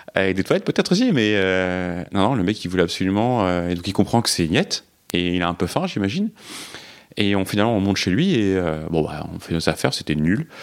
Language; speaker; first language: French; native; French